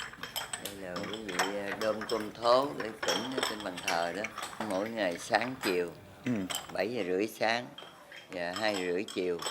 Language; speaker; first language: Vietnamese; native; Vietnamese